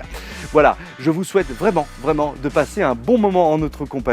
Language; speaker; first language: French; native; French